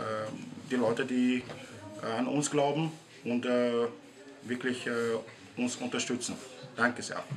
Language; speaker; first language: German; early bilingual, other home language; Arabic